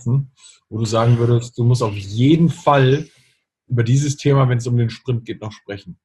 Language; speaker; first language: German; native; German